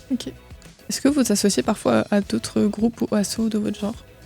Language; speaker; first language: French; native; French